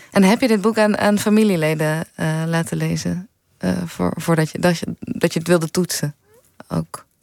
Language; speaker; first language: Dutch; native; Dutch